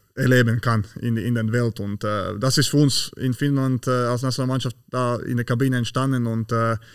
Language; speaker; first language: German; non-native, fluent; Slovak